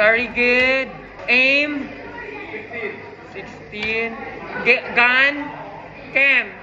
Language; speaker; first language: English; non-native, local second language; Filipino